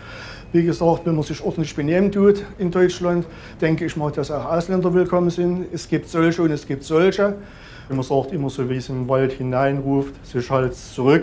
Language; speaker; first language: German; native; German